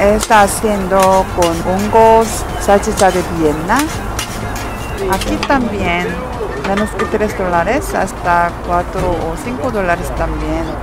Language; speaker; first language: Spanish; non-native, learner; Korean